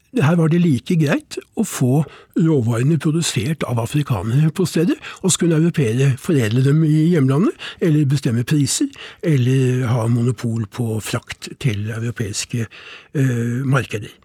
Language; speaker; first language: Norwegian; native; Norwegian